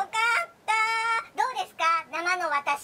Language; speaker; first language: Japanese; native; Japanese